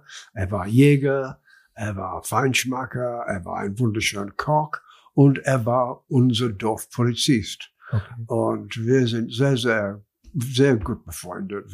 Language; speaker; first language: German; non-native, learner; English